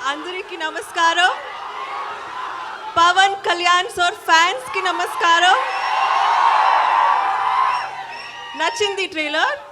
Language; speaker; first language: Telugu; non-native, learner; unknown